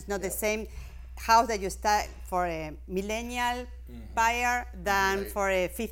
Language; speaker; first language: English; non-native, fluent; Spanish